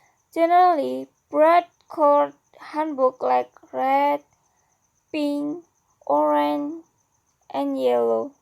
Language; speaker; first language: English; non-native, learner; Indonesian